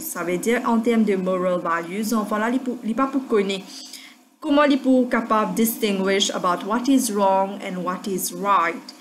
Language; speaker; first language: French; non-native, local second language; Morisyen